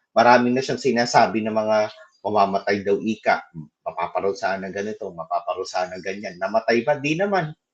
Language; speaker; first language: Filipino; native; Filipino